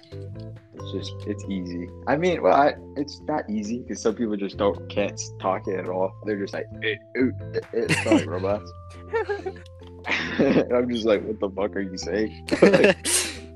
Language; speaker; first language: English; non-native, local second language; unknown